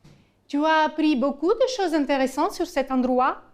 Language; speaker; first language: French; non-native, fluent; Ukrainian